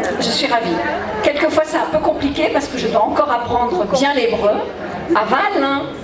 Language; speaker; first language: French; early bilingual, heritage; French